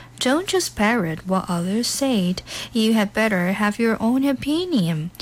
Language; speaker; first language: English; non-native, fluent; Chinese